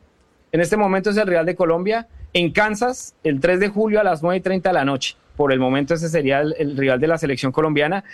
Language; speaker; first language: Spanish; native; Spanish